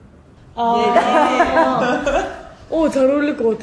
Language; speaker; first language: Korean; native; Korean